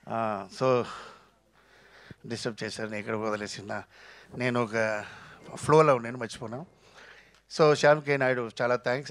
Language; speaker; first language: Telugu; non-native, fluent; Tamil